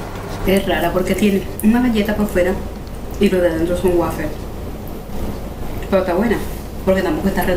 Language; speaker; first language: Spanish; native; Spanish